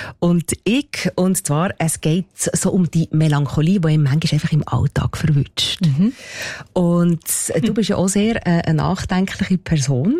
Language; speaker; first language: German; native; German